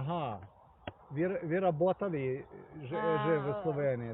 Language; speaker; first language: Russian; non-native, learner; Slovenian